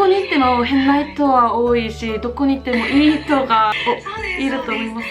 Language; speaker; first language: Japanese; non-native, learner; Korean